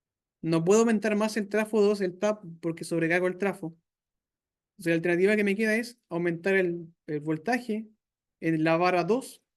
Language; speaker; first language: Spanish; native; Spanish